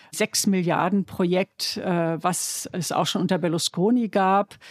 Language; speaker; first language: German; native; German